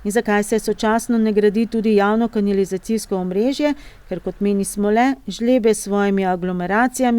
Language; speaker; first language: Slovenian; native; Slovenian